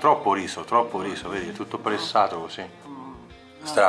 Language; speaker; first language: Italian; native; Italian